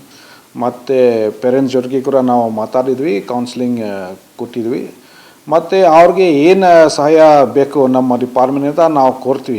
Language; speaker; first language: Kannada; non-native, learner; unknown